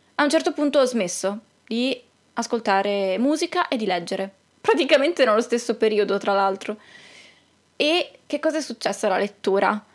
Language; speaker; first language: Italian; native; Italian